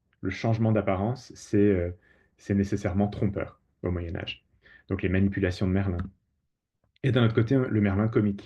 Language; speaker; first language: French; native; French